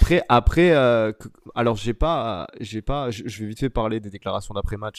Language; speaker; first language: French; native; French